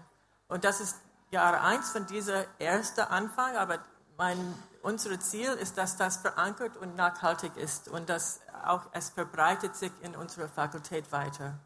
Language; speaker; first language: German; non-native, fluent; English